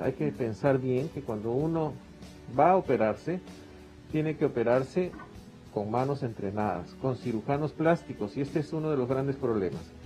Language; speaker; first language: Spanish; native; Spanish